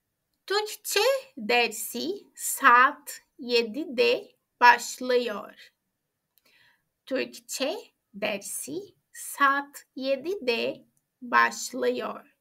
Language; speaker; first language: Turkish; non-native, fluent; Portuguese